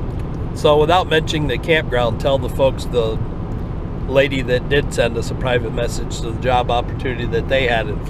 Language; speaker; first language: English; native; English